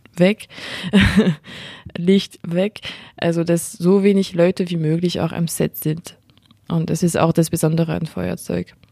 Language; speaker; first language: German; non-native, fluent; French